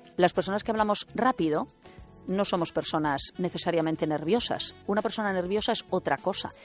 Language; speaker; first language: Spanish; native; Spanish